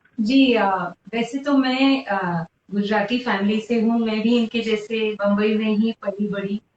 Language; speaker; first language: Hindi; non-native, local second language; Gujarati